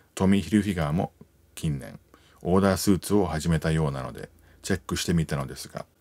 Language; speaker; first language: Japanese; non-native, fluent; English